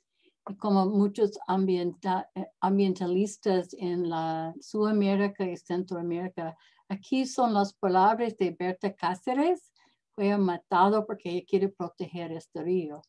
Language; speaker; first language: Spanish; non-native, learner; English